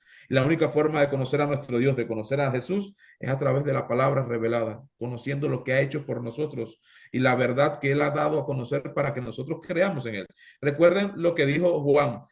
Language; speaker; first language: Spanish; native; Spanish